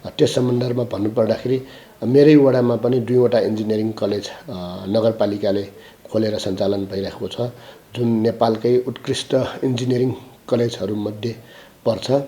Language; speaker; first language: Nepali; non-native, local second language; Newari